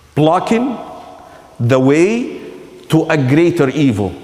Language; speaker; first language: English; non-native, fluent; Arabic